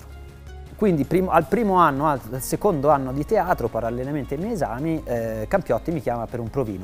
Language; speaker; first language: Italian; native; Italian